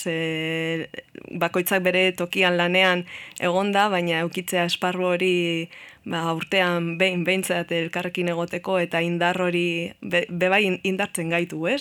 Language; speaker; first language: Basque; native; Basque